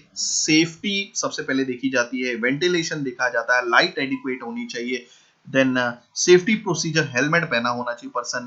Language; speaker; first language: Hindi; native; Hindi